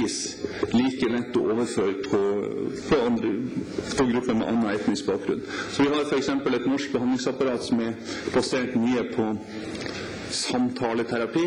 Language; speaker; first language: Norwegian; native; Norwegian